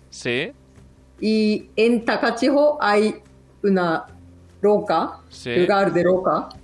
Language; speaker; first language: Spanish; non-native, learner; Japanese